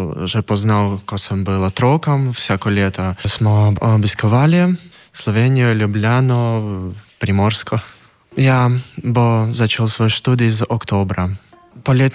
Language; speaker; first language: Slovenian; non-native, learner; Russian